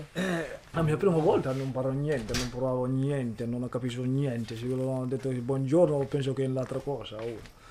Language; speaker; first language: Italian; native; Italian